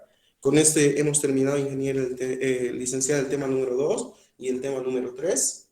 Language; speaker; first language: Spanish; native; Spanish